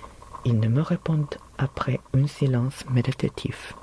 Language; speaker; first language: French; non-native, learner; Filipino